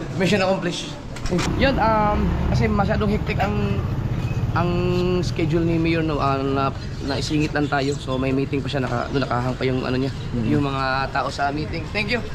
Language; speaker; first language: Filipino; native; Filipino